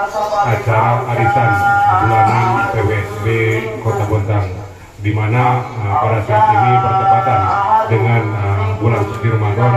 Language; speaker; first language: Indonesian; non-native, local second language; Sundanese